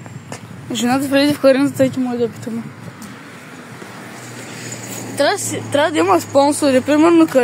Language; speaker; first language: Bulgarian; native; Bulgarian